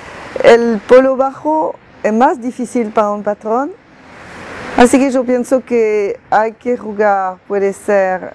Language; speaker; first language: Spanish; non-native, fluent; French